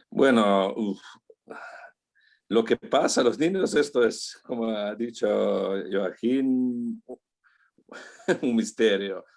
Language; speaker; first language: Spanish; non-native, learner; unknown